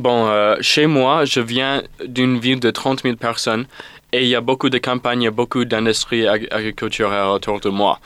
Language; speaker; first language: French; non-native, fluent; English